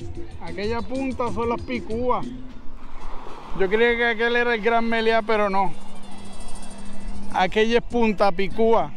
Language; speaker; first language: Spanish; native; Spanish